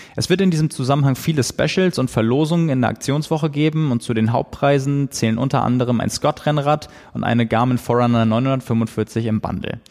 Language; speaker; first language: German; native; German